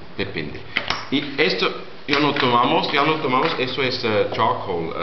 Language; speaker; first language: Spanish; non-native, learner; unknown